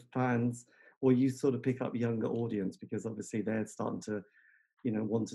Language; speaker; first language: English; native; English